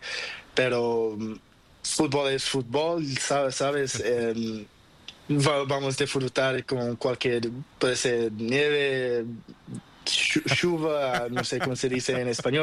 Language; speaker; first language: Spanish; non-native, learner; Portuguese